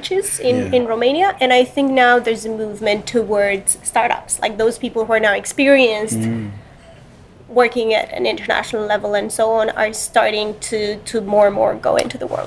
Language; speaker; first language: English; non-native, fluent; Romanian